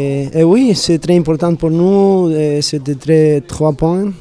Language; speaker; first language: French; non-native, learner; Spanish